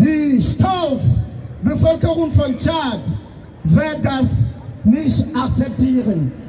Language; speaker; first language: German; non-native, fluent; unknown